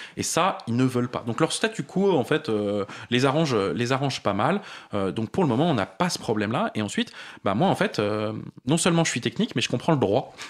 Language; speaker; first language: French; native; French